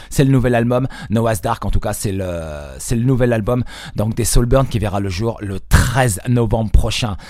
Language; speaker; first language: French; native; French